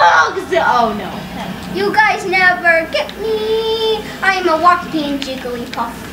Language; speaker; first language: English; native; English